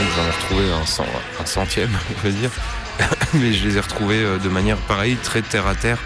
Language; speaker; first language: French; native; French